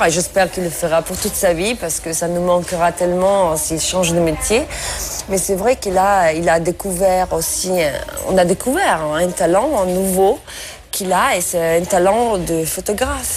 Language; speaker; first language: French; non-native, fluent; Italian